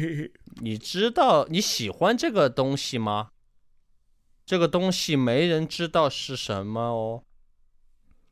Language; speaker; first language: Chinese; non-native, learner; English